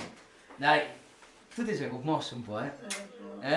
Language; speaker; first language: Italian; native; Italian